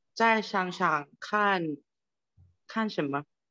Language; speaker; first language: Chinese; non-native, learner; Thai